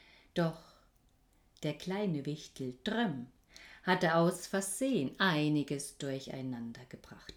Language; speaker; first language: German; native; German